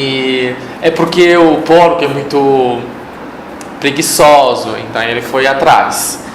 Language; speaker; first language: Portuguese; non-native, fluent; Chinese